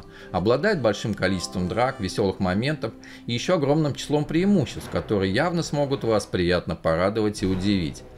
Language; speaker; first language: Russian; native; Russian